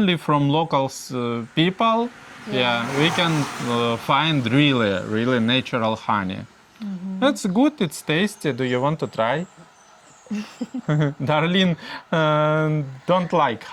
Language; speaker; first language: English; non-native, learner; Russian